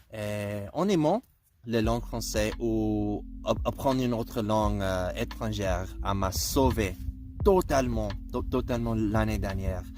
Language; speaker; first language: French; non-native, learner; English